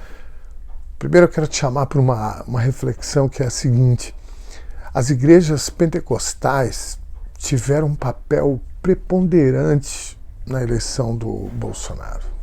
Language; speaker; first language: Portuguese; native; Portuguese